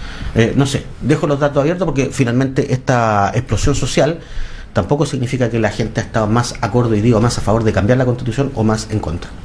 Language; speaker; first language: Spanish; native; Spanish